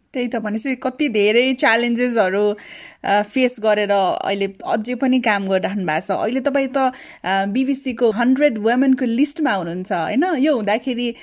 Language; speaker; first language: Nepali; native; Nepali